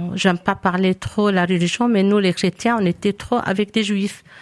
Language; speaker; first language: French; non-native, local second language; Arabic